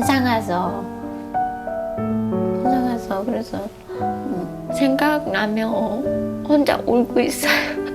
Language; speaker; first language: Korean; non-native, learner; Vietnamese